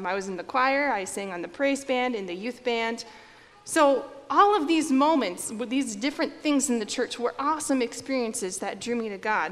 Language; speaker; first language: English; native; English